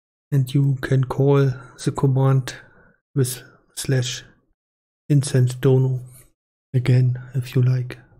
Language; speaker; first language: English; non-native, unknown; German